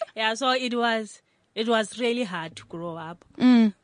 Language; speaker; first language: English; non-native, local second language; Northern Sotho